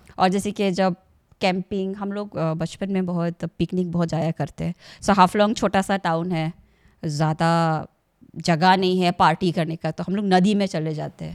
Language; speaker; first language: Hindi; non-native, local second language; Assamese